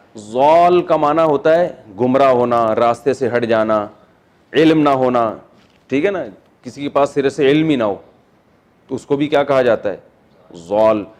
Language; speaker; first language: Urdu; native; Urdu